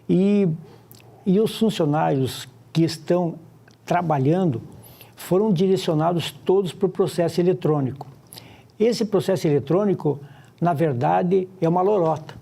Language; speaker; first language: Portuguese; native; Portuguese